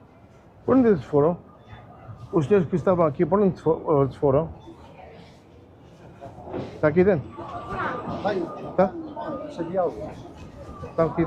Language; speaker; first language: Portuguese; non-native, learner; German